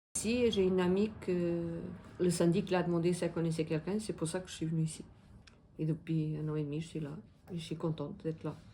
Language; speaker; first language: French; non-native, fluent; Portuguese